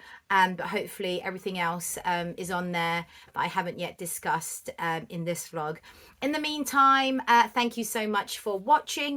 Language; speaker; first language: English; native; English